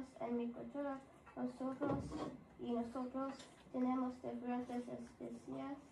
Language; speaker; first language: Spanish; non-native, learner; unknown